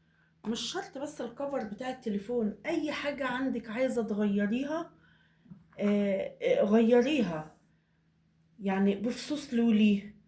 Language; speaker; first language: Arabic; native; Arabic